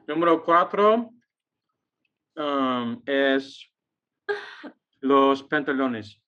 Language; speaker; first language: Spanish; non-native, learner; English